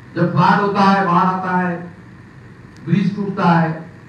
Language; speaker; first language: Hindi; non-native, local second language; Bangla